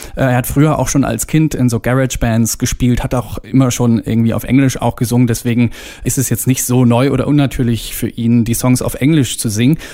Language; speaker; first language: German; native; German